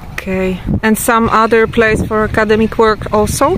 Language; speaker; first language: English; non-native, learner; Polish